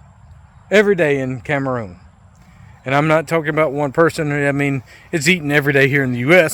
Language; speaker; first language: English; native; English